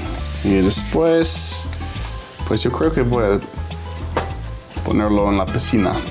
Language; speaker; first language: Spanish; non-native, fluent; English